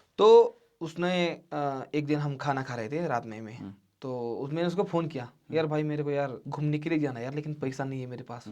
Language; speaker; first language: Hindi; non-native, local second language; Marathi